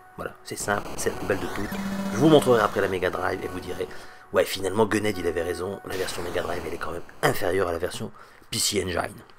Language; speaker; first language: French; native; French